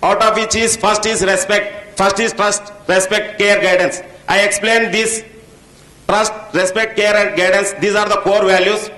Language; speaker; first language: English; non-native, local second language; Telugu